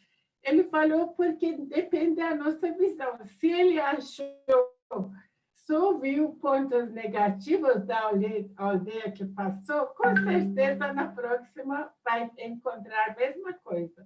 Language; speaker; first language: Portuguese; non-native, fluent; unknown